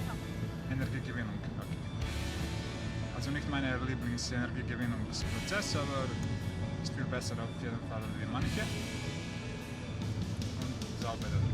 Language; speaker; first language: German; non-native, learner; Serbian